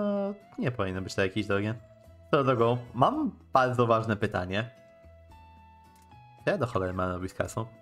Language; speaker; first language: Polish; native; Polish